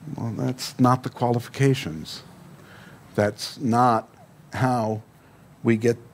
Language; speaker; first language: English; native; English